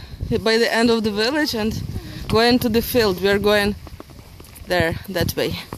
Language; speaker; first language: English; non-native, fluent; Ukrainian